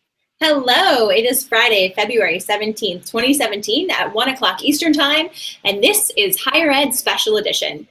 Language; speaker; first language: English; native; English